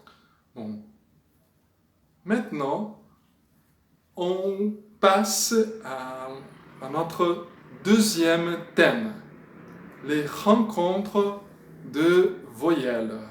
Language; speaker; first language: French; non-native, fluent; Portuguese